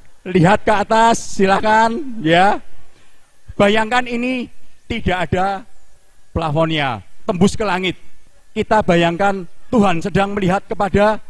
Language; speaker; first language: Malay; non-native, local second language; Javanese